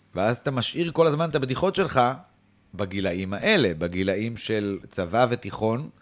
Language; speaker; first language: Hebrew; native; Hebrew